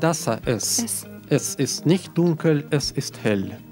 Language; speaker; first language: German; non-native, fluent; Russian